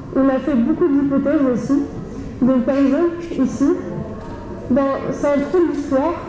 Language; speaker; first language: French; native; French